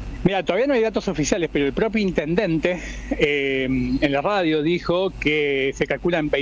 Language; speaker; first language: Spanish; native; Spanish